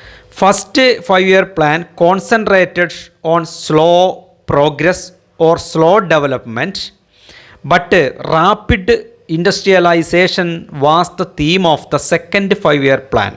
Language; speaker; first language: English; non-native, local second language; Malayalam